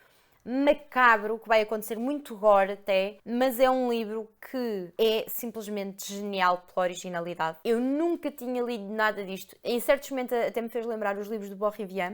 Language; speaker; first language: Portuguese; native; Portuguese